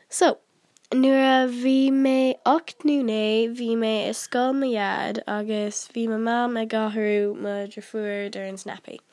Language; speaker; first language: Irish; non-native, local second language; English